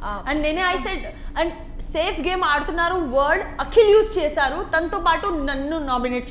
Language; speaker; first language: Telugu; non-native, learner; Gujarati